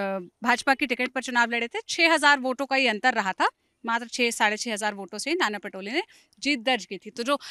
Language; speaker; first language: Hindi; native; Hindi